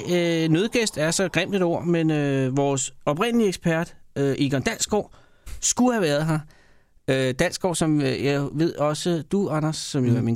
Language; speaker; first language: Danish; native; Danish